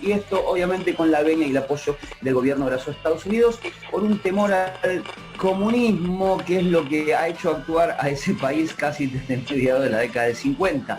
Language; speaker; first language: Spanish; native; Spanish